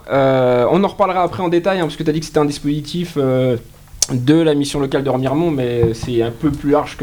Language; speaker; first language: French; native; French